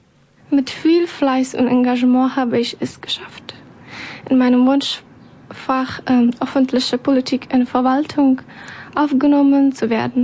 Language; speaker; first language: German; non-native, learner; Persian